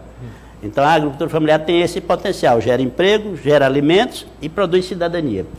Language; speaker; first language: Portuguese; native; Portuguese